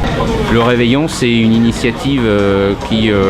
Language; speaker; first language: French; native; French